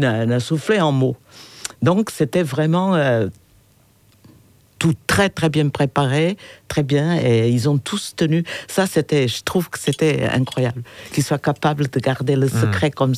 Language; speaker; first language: French; non-native, fluent; Portuguese